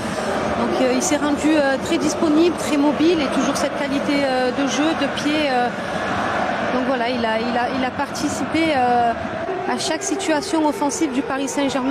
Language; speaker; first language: French; native; French